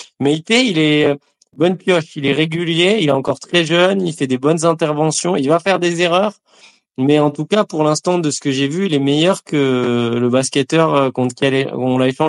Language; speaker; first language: French; native; French